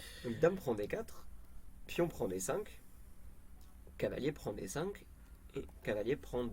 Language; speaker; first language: French; native; French